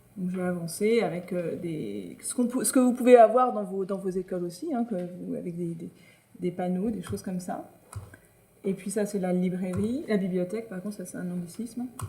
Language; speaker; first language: French; native; French